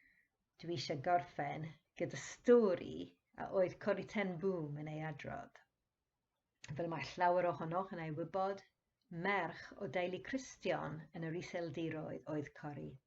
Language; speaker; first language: Welsh; non-native, fluent; English